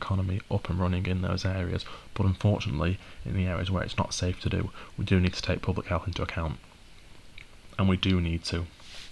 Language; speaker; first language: English; native; English